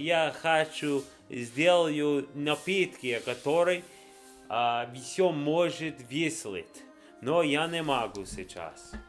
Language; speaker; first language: Russian; non-native, learner; English